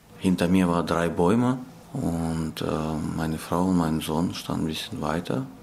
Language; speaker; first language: German; non-native, learner; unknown